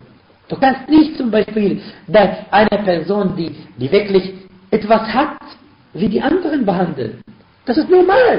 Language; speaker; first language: German; non-native, fluent; Arabic